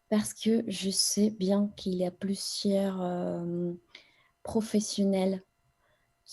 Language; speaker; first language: French; non-native, fluent; Spanish